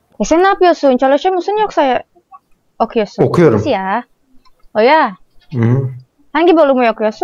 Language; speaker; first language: Turkish; non-native, learner; Indonesian